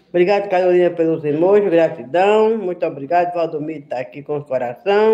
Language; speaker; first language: Portuguese; native; Portuguese